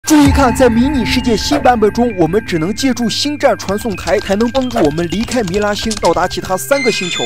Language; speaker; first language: Chinese; native; Chinese